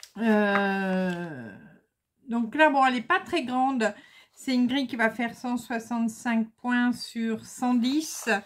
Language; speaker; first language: French; native; French